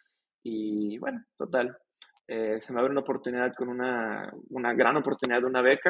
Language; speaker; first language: Spanish; native; Spanish